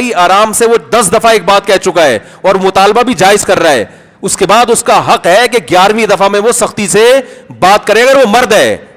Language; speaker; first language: Urdu; native; Urdu